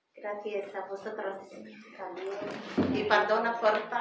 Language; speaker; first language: Spanish; non-native, learner; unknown